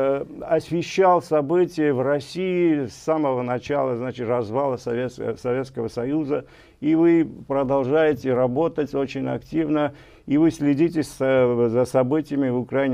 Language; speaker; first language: Russian; non-native, local second language; Armenian